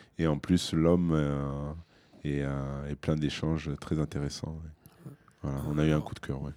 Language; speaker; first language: French; native; French